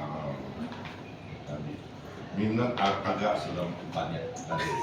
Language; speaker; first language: Indonesian; non-native, learner; Chinese